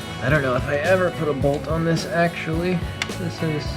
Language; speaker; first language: English; native; English